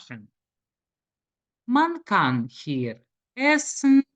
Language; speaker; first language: German; non-native, fluent; Lithuanian